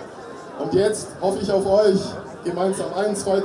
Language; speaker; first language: German; native; German